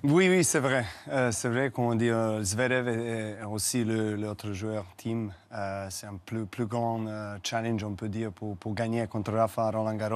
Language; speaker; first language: French; non-native, learner; Serbian